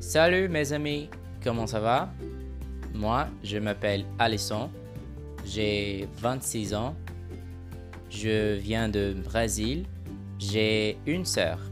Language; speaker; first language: French; non-native, learner; Portuguese